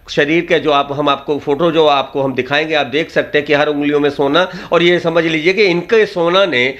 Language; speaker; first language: Hindi; native; Hindi